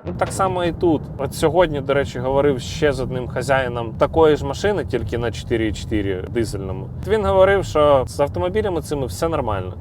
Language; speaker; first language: Ukrainian; non-native, local second language; Russian